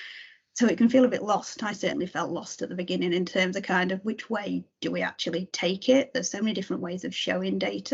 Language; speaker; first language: English; native; English